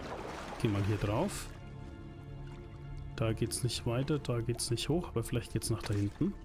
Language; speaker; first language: German; native; German